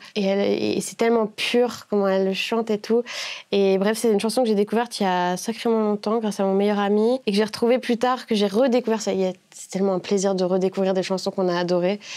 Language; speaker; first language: French; native; French